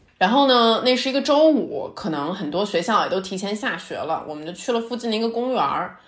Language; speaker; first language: Chinese; native; Chinese